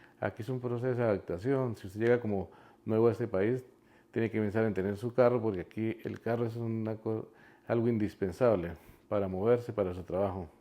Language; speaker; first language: Spanish; native; Spanish